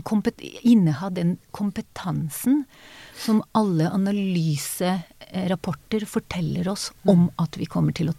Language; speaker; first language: Norwegian; non-native, fluent; Hebrew